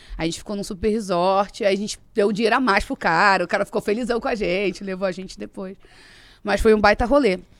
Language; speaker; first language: Portuguese; native; Portuguese